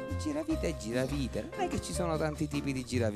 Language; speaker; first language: Italian; native; Italian